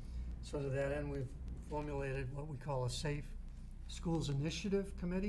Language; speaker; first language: English; native; English